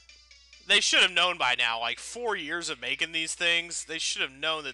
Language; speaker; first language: English; native; English